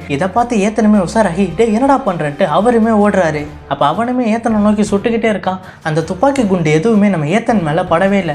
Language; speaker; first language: Tamil; native; Tamil